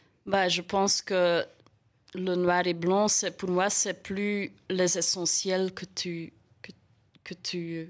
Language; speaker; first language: French; non-native, fluent; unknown